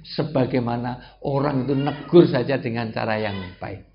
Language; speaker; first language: Indonesian; native; Indonesian